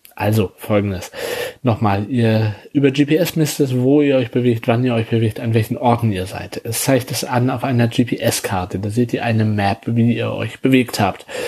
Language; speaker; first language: German; native; German